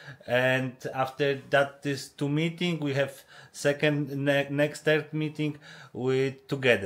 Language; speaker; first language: English; non-native, learner; Polish